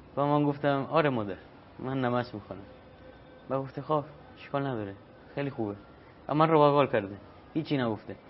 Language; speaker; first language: Persian; non-native, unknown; Spanish